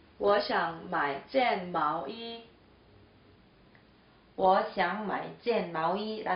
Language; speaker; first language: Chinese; non-native, learner; Korean